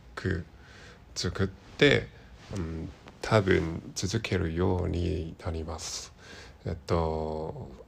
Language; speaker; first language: Japanese; non-native, learner; Cantonese